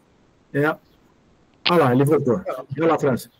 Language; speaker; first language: Portuguese; native; Portuguese